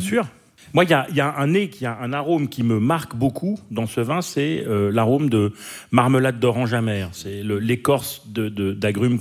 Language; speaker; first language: French; native; French